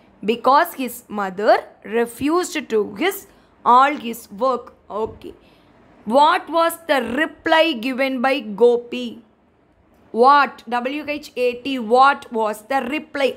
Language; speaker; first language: English; non-native, local second language; Tamil